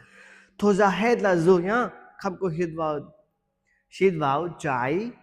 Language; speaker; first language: Vietnamese; non-native, learner; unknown